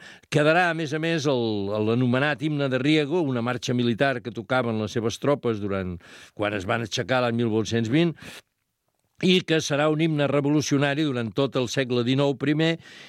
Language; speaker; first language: Catalan; native; Catalan